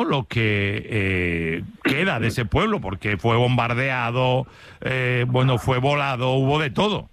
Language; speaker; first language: Spanish; native; Spanish